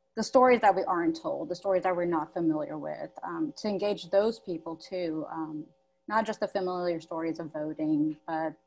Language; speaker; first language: English; native; English